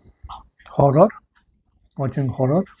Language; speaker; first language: English; non-native, fluent; Romanian